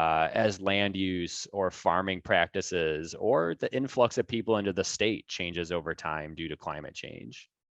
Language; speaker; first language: English; native; English